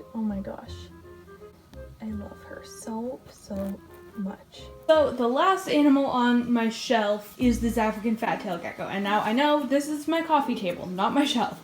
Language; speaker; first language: English; native; English